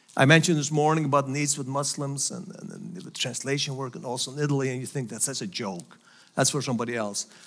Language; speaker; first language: English; non-native, fluent; Faroese